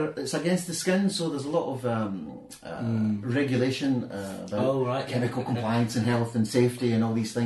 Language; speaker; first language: English; native; English